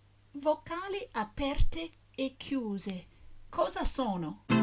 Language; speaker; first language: Italian; non-native, learner; English